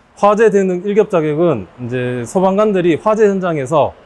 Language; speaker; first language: Korean; native; Korean